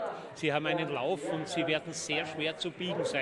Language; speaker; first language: German; native; German